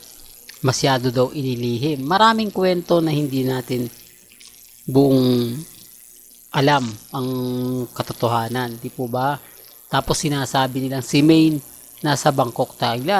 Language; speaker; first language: Filipino; native; Filipino